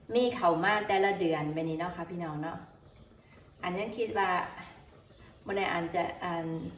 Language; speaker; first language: Thai; native; Thai